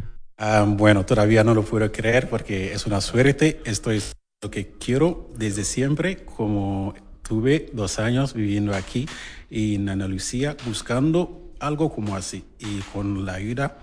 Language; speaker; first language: Spanish; non-native, learner; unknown